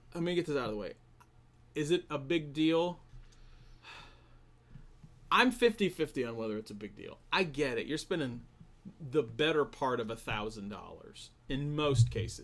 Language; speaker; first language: English; native; English